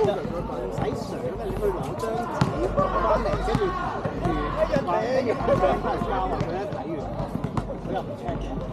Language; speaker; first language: Cantonese; native; Cantonese